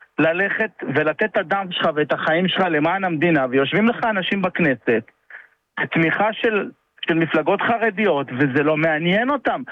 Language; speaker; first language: Hebrew; native; Hebrew